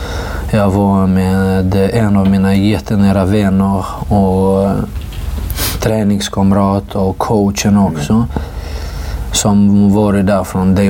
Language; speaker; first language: Swedish; non-native, fluent; Georgian